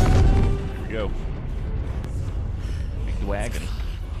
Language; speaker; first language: English; native; English